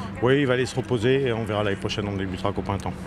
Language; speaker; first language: French; native; French